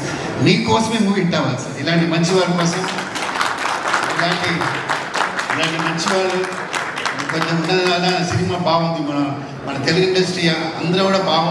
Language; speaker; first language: Telugu; non-native, fluent; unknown